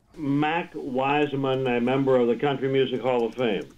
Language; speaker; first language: English; native; English